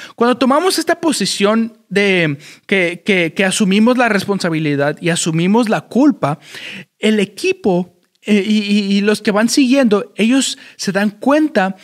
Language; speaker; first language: Spanish; early bilingual, heritage; Spanish